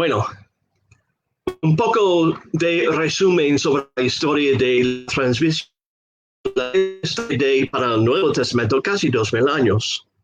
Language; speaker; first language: Spanish; non-native, fluent; English